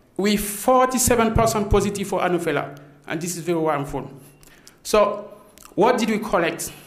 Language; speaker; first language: English; non-native, fluent; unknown